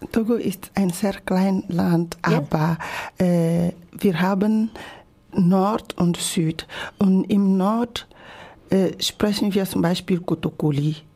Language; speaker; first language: German; non-native, learner; Ewe